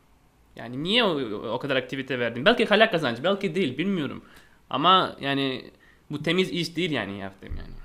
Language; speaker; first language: Turkish; non-native, fluent; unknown